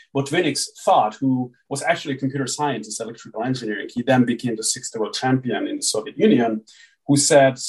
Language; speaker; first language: English; early bilingual, other home language; Hungarian